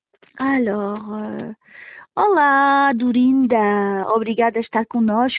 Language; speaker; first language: Portuguese; early bilingual, heritage; Portuguese